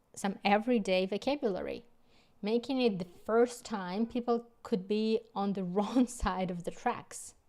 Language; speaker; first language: English; non-native, fluent; Russian